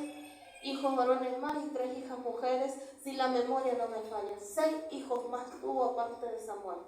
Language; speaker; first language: Spanish; native; Spanish